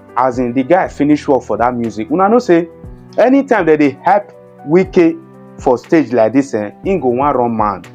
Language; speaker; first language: Nigerian Pidgin; native; Nigerian Pidgin